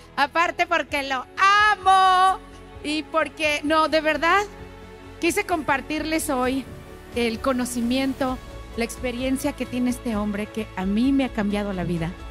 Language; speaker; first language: Spanish; native; Spanish